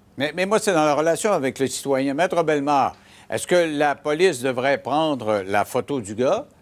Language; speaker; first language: French; native; French